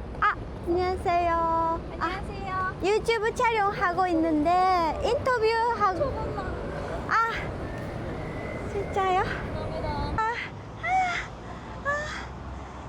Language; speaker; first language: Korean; non-native, learner; Japanese